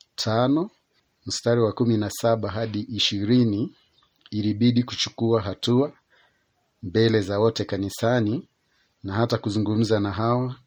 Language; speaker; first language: Swahili; non-native, local second language; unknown